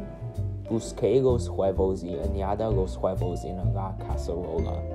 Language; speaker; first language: Spanish; non-native, learner; English